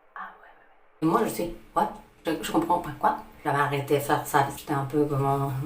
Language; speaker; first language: French; non-native, fluent; Spanish